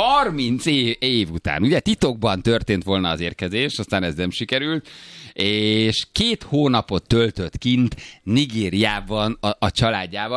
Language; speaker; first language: Hungarian; native; Hungarian